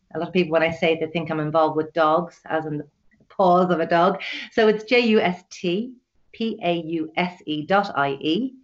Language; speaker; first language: English; native; English